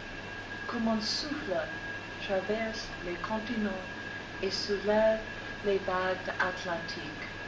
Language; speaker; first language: French; non-native, fluent; English